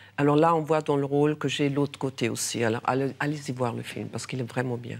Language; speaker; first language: French; non-native, local second language; German